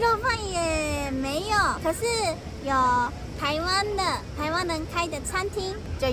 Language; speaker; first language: Chinese; early bilingual, heritage; Japanese